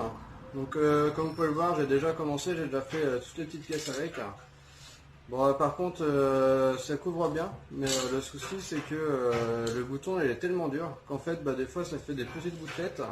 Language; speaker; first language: French; native; French